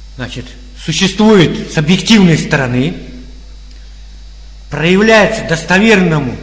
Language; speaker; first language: Russian; native; Russian